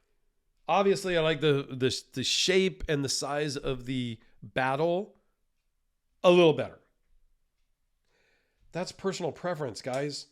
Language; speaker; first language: English; native; English